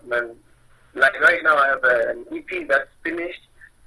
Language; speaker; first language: English; non-native, local second language; Zulu